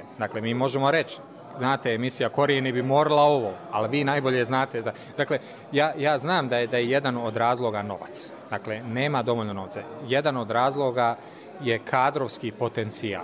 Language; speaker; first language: Croatian; native; Croatian